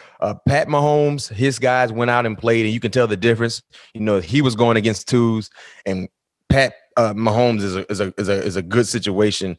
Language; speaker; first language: English; native; English